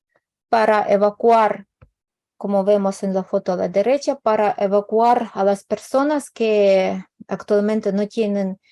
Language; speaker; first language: Spanish; non-native, fluent; Ukrainian